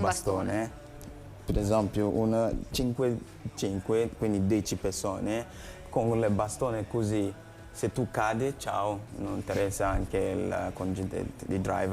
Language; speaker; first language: Italian; non-native, learner; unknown